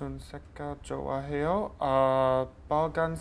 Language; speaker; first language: Korean; non-native, learner; English